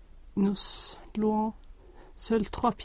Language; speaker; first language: French; non-native, learner; Swedish